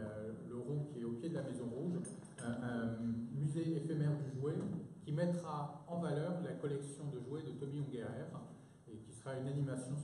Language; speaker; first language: French; native; French